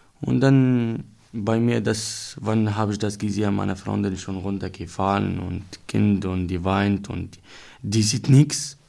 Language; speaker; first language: German; non-native, learner; Arabic